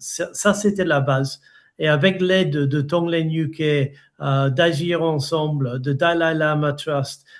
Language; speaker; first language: French; non-native, fluent; English